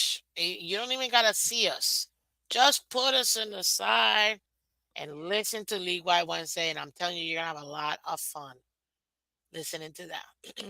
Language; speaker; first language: English; native; English